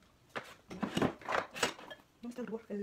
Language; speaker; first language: Spanish; native; Spanish